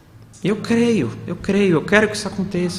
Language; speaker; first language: Portuguese; native; Portuguese